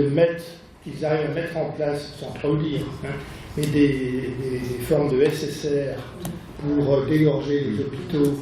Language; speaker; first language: French; native; French